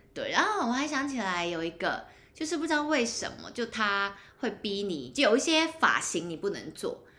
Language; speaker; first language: Chinese; non-native, local second language; Cantonese